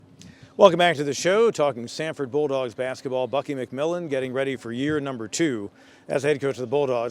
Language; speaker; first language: English; native; English